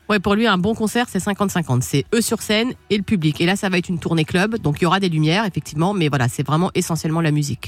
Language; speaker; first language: French; native; French